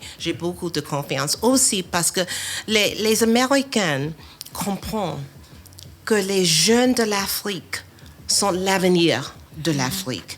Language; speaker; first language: French; non-native, fluent; English